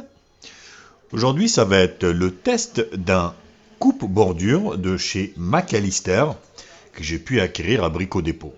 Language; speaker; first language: French; native; French